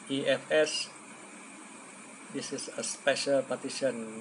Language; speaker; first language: English; non-native, local second language; Malay